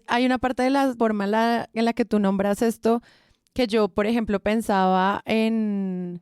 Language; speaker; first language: Spanish; native; Spanish